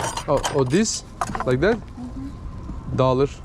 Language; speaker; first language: English; non-native, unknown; Turkish